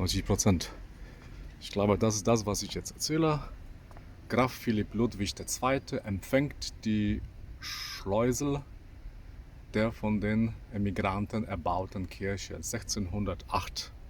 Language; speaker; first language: German; non-native, fluent; Polish